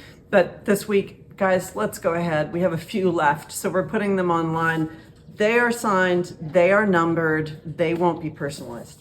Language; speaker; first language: English; native; English